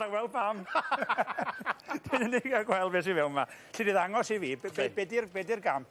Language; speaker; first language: Welsh; native; Welsh